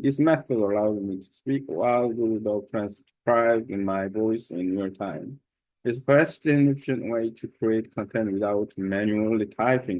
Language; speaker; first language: English; non-native, learner; Korean